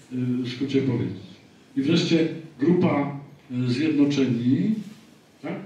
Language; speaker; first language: Polish; native; Polish